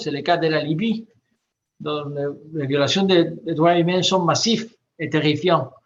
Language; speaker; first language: French; non-native, fluent; Spanish